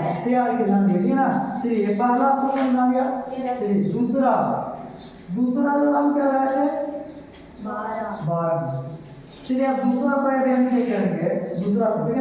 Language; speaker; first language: Hindi; native; Hindi